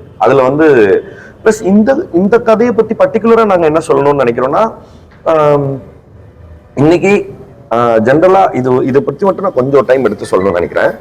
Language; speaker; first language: Tamil; native; Tamil